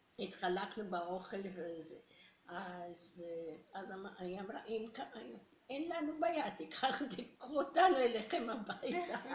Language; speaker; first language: Hebrew; early bilingual, other home language; Romanian